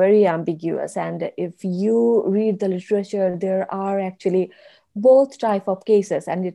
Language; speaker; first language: English; non-native, local second language; Bangla